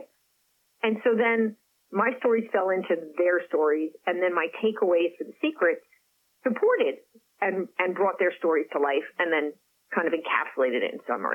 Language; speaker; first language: English; non-native, fluent; French